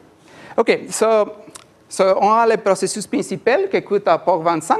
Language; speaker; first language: French; non-native, learner; Spanish